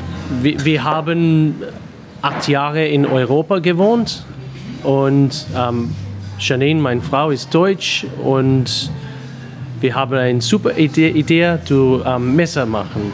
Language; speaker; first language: German; non-native, learner; English